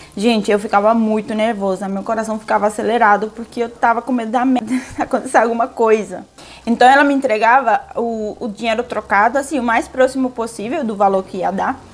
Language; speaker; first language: Portuguese; non-native, fluent; Spanish